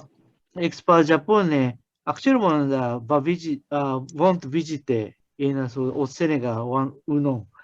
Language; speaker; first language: French; non-native, learner; Japanese